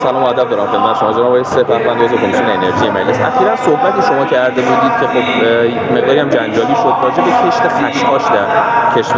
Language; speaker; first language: Persian; native; Persian